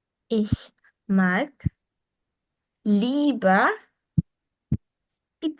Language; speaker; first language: German; non-native, fluent; Arabic